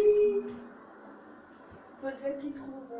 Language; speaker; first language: French; native; French